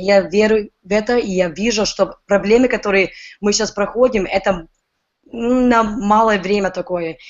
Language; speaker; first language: Russian; early bilingual, heritage; Russian